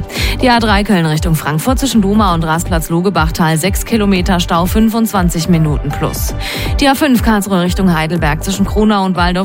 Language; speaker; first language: German; native; German